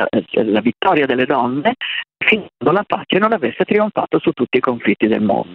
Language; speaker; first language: Italian; native; Italian